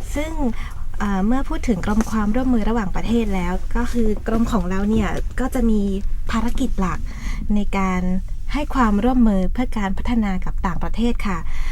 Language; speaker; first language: Thai; native; Thai